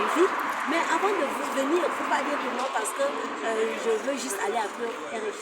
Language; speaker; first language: French; non-native, fluent; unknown